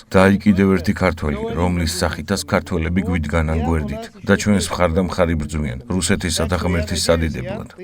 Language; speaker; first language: Georgian; non-native, learner; Russian